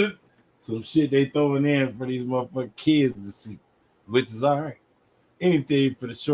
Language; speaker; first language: English; native; English